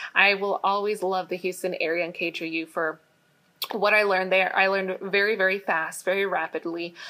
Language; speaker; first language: English; native; English